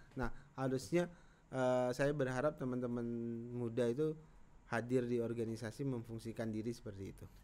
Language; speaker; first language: Indonesian; native; Indonesian